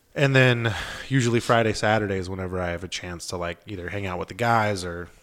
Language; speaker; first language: English; early bilingual, other home language; Spanish